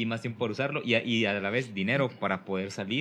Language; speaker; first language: Spanish; native; Spanish